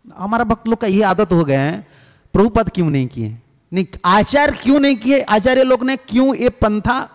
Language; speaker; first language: Hindi; non-native, local second language; Odia